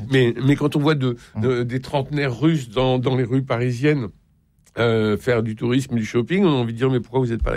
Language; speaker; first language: French; native; French